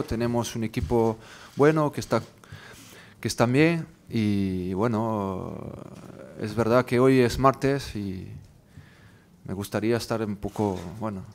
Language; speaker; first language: Spanish; non-native, fluent; French